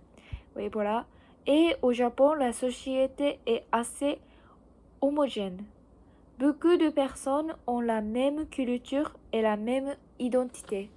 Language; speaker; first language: French; non-native, learner; Japanese